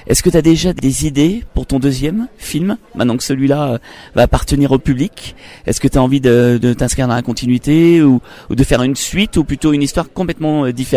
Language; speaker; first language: French; native; French